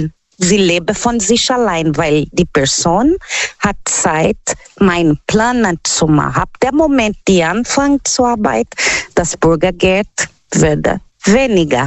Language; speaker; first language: German; non-native, fluent; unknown